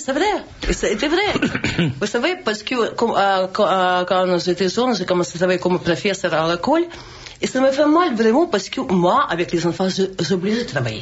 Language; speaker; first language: French; non-native, learner; Russian